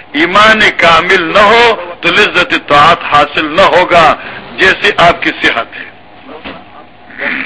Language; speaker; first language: Urdu; non-native, local second language; Pashto